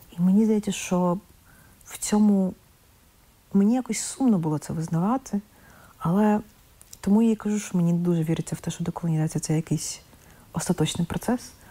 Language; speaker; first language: Ukrainian; non-native, local second language; Russian